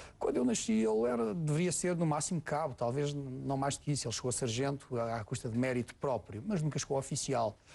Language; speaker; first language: Portuguese; native; Portuguese